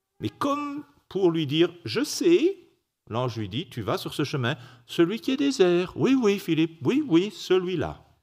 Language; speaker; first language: French; native; French